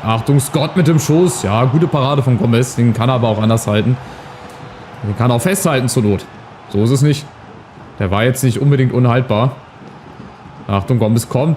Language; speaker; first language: German; native; German